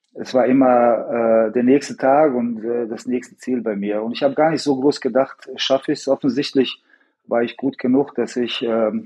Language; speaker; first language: German; early bilingual, other home language; Bosnian